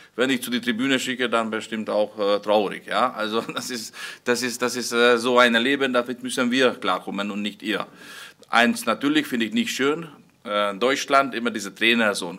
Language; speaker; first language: German; non-native, fluent; Hungarian